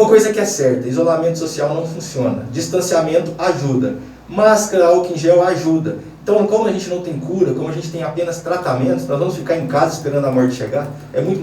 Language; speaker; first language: Portuguese; native; Portuguese